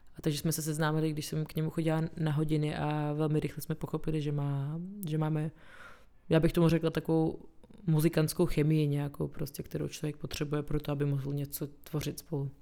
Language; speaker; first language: Czech; early bilingual, other home language; Russian